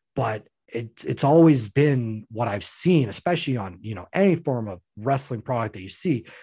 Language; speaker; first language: English; native; English